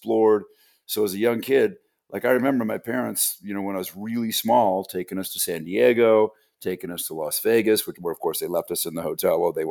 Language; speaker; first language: English; native; English